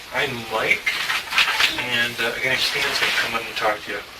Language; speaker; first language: English; native; English